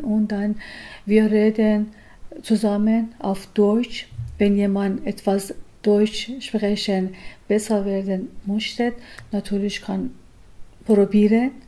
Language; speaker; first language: German; non-native, learner; Persian